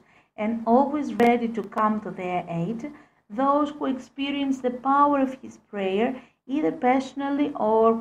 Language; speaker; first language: English; non-native, fluent; Greek